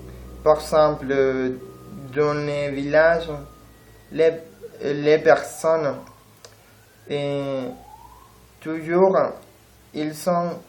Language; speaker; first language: French; non-native, learner; Spanish